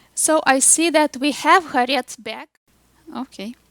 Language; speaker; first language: English; non-native, fluent; Lithuanian